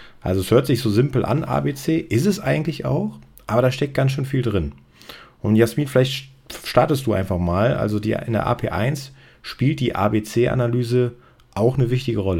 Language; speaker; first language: German; native; German